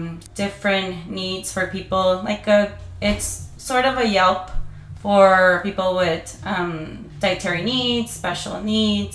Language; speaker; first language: English; non-native, fluent; Spanish